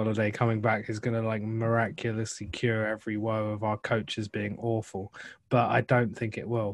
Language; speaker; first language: English; native; English